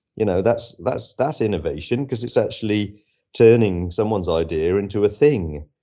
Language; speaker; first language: English; native; English